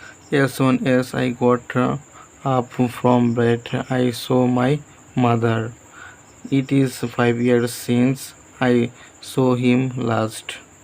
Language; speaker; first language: English; non-native, local second language; Bangla